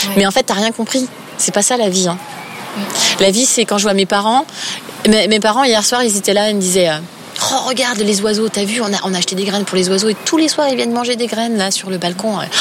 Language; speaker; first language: French; native; French